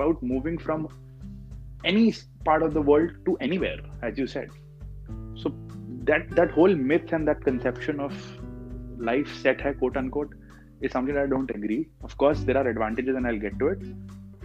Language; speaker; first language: English; non-native, local second language; Hindi